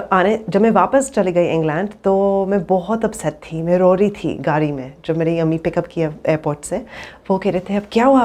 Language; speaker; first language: Hindi; early bilingual, heritage; English